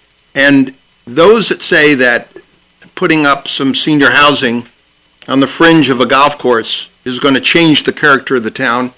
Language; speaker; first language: English; native; English